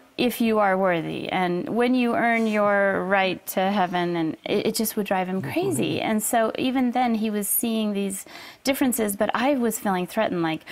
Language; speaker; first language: English; native; English